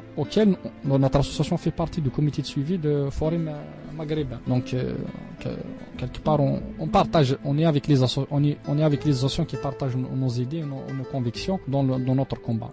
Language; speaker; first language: French; non-native, local second language; Arabic